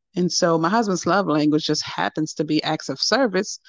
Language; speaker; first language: English; native; English